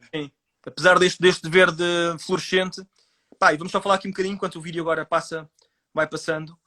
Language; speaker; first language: Portuguese; native; Portuguese